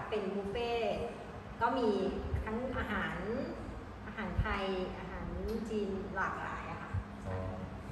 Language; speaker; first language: Thai; native; Thai